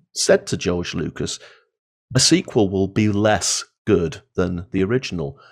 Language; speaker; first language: English; native; English